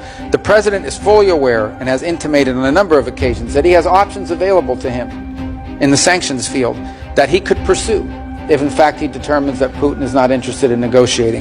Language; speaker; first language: English; native; English